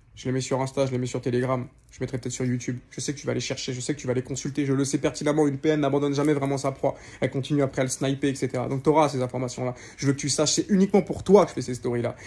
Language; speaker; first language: French; native; French